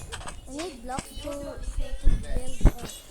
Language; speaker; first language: English; non-native, local second language; Filipino